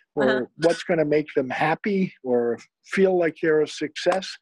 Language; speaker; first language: English; native; English